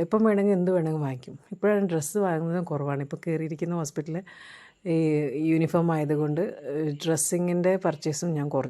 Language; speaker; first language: Malayalam; native; Malayalam